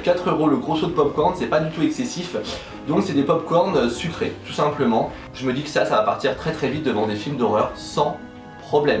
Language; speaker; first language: French; native; French